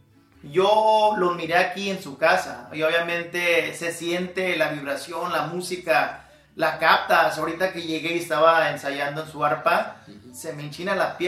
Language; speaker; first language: Spanish; early bilingual, heritage; Spanish